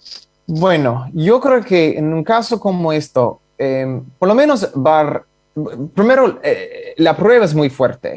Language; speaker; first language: Spanish; non-native, fluent; English